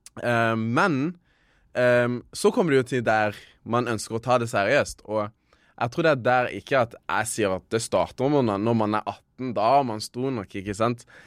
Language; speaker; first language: Norwegian; native; Norwegian